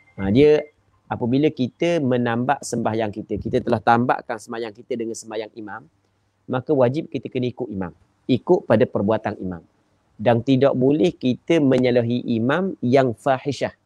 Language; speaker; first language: Malay; native; Malay